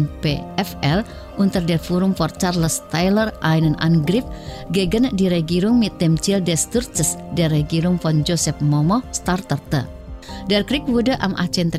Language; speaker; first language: German; non-native, fluent; Indonesian